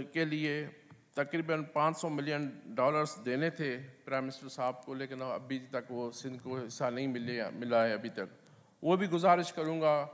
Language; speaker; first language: Urdu; non-native, local second language; Sindhi